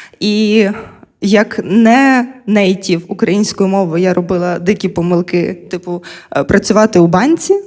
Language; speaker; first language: Ukrainian; non-native, local second language; Russian